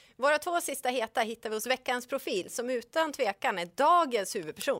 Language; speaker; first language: Swedish; native; Swedish